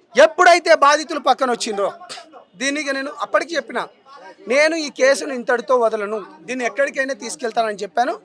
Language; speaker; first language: Telugu; non-native, local second language; Lambadi